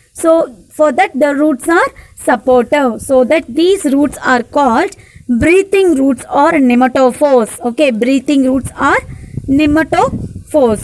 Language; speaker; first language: English; non-native, local second language; Tamil